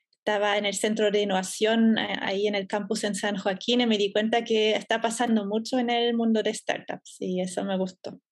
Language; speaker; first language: Spanish; non-native, fluent; German